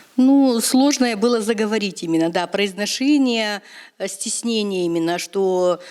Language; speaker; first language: Russian; non-native, local second language; Kazakh